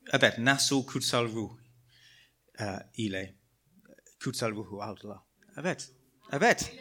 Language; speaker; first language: Turkish; non-native, fluent; English